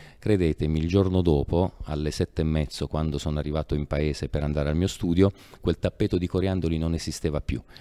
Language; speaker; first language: Italian; native; Italian